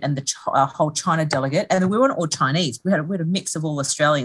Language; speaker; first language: English; native; English